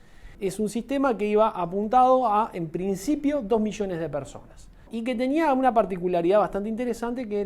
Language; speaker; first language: Spanish; native; Spanish